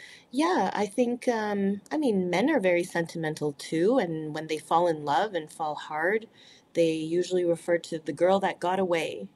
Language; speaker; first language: English; native; English